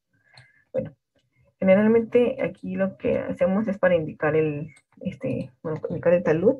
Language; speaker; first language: Spanish; native; Spanish